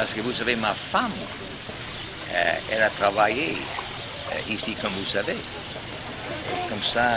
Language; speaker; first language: French; non-native, fluent; English